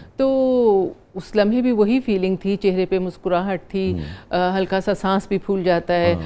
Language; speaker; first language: Urdu; non-native, local second language; Punjabi